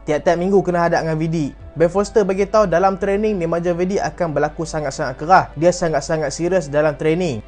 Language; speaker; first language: Malay; native; Malay